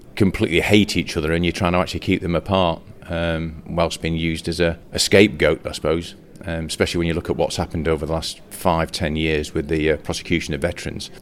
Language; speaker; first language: English; native; English